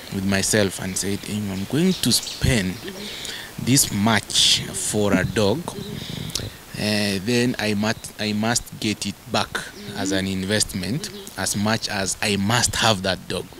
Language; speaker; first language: English; non-native, local second language; Masai